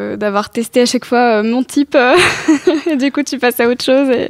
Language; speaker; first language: French; native; French